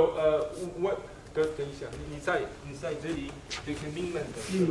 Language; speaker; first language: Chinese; non-native, learner; French